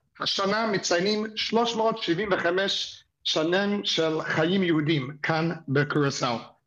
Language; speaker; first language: Hebrew; non-native, fluent; English